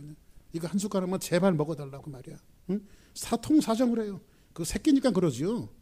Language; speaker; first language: Korean; native; Korean